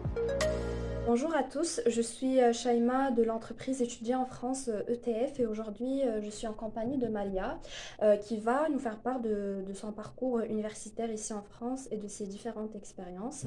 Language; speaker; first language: French; native; French